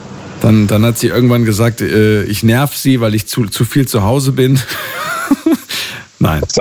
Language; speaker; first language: German; native; German